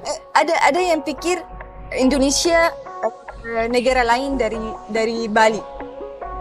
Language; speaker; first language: Indonesian; non-native, fluent; Arabic